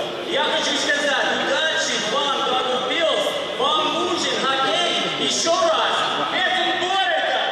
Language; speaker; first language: Russian; non-native, learner; English